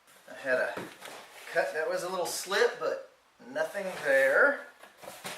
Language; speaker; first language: English; native; English